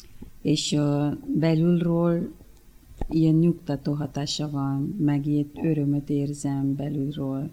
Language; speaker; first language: Hungarian; early bilingual, other home language; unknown